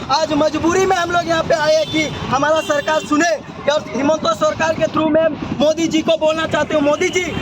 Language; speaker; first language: Hindi; non-native, local second language; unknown